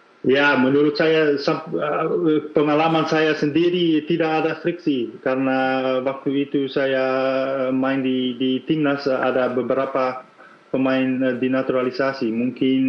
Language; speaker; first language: Indonesian; non-native, fluent; Dutch